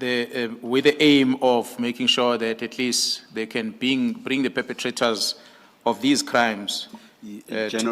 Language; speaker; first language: English; non-native, local second language; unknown